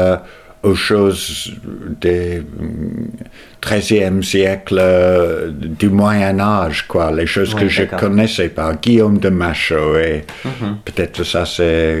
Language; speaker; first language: French; non-native, fluent; English